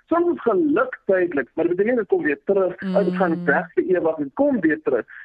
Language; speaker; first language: Afrikaans; early bilingual, other home language; Zulu